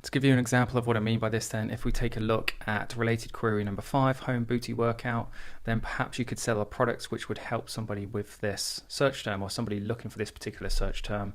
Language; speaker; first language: English; native; English